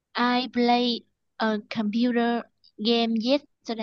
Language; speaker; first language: English; non-native, learner; Vietnamese